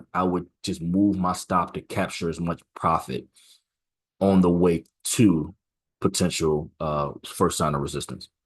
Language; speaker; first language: English; native; English